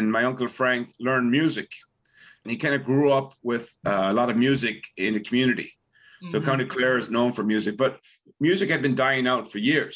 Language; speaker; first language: English; native; English